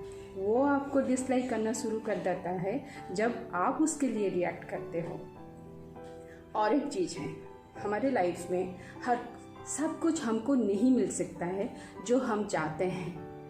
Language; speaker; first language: Hindi; non-native, local second language; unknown